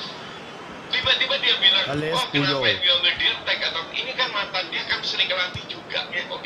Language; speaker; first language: Indonesian; native; Indonesian